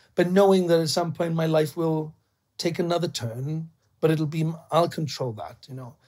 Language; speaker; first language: English; native; English